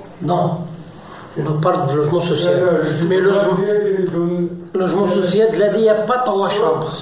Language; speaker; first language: French; non-native, learner; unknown